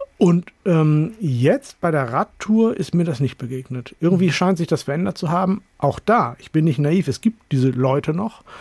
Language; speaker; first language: German; early bilingual, other home language; Urdu